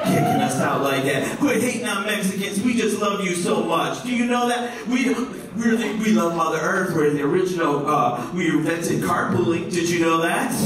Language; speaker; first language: English; native; English